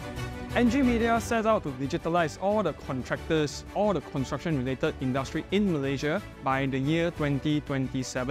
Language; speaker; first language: English; non-native, local second language; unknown